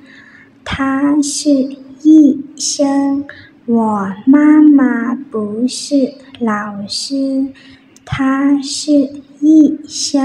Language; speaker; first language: Chinese; non-native, fluent; Thai